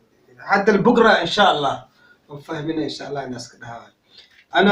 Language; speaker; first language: Arabic; non-native, learner; Somali